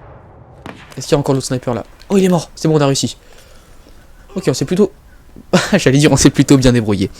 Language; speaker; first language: French; native; French